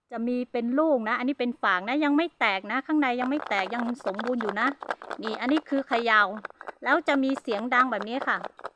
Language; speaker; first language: Thai; non-native, local second language; Hmong